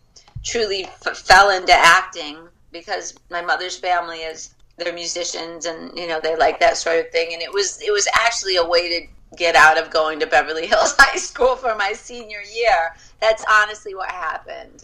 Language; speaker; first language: English; native; English